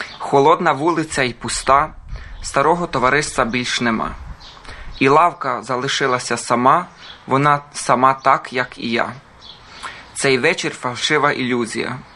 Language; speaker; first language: Ukrainian; early bilingual, heritage; Croatian